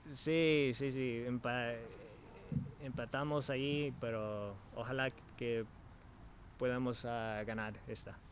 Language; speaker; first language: Spanish; early bilingual, heritage; English